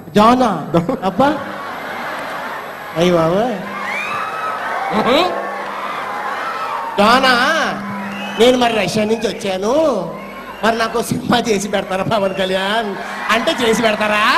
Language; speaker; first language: Telugu; native; Telugu